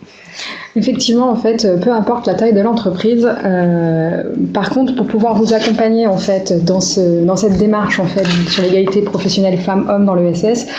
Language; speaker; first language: French; native; French